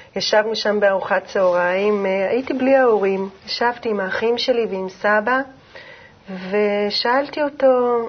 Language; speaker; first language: Hebrew; native; Hebrew